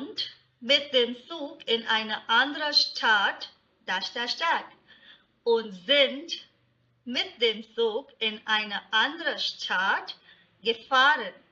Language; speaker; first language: German; non-native, fluent; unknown